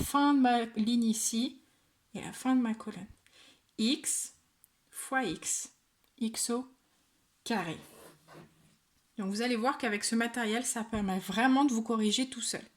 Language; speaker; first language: French; native; French